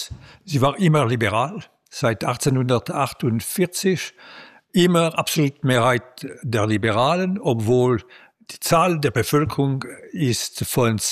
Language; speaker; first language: German; non-native, local second language; French